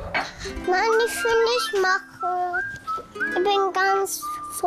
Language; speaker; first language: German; early bilingual, heritage; German